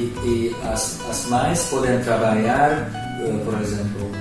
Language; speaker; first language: Portuguese; non-native, learner; Hungarian